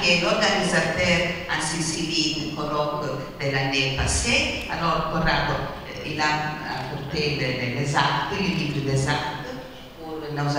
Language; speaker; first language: French; non-native, fluent; Italian